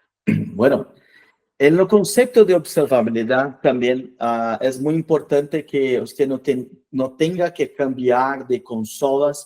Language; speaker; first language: Spanish; non-native, fluent; Portuguese